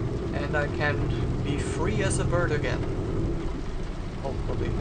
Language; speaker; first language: English; non-native, fluent; German